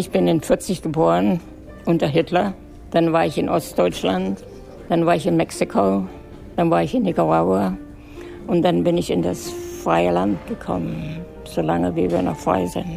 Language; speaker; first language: German; native; German